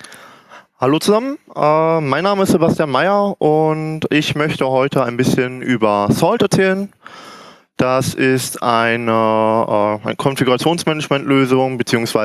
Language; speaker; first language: German; native; German